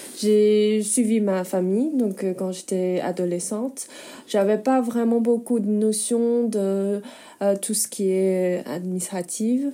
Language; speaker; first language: French; non-native, fluent; Chinese